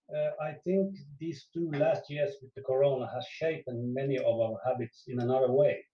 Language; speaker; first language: English; non-native, fluent; Swedish